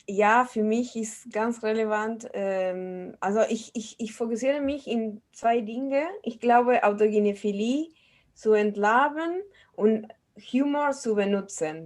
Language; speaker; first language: German; non-native, fluent; Spanish